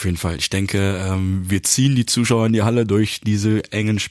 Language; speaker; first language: German; early bilingual, other home language; Turkish